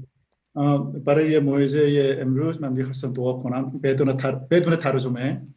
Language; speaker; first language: Persian; non-native, learner; Korean